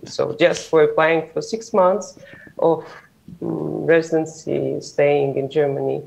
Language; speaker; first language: English; non-native, fluent; Russian